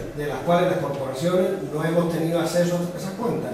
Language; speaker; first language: Spanish; native; Spanish